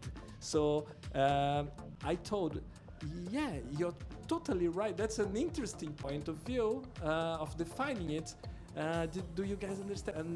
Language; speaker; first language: English; non-native, fluent; Portuguese